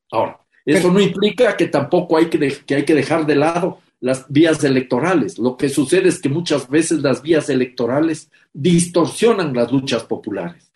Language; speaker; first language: Spanish; native; Spanish